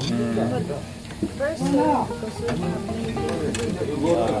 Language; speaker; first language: English; non-native, learner; Spanish